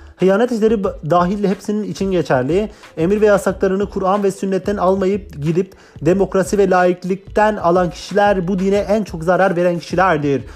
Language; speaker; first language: Turkish; non-native, local second language; Kurdish